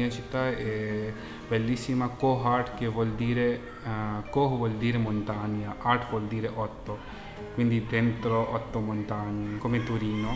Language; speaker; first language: Italian; non-native, fluent; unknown